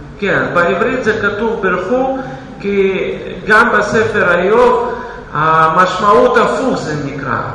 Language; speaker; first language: Hebrew; non-native, fluent; Russian